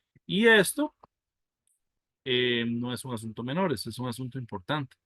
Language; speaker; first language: Spanish; native; Spanish